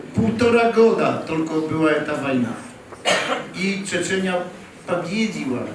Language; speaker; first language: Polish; early bilingual, heritage; Polish